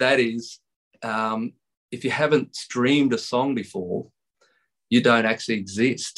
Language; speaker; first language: English; native; English